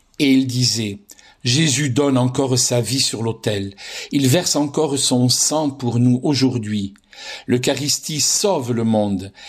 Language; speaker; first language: French; native; French